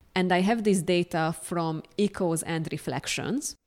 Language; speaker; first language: English; non-native, fluent; Hungarian